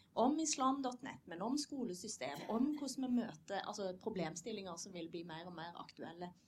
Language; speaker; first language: Norwegian; native; Norwegian